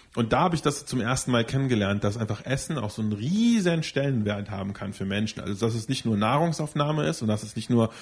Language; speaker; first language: German; native; German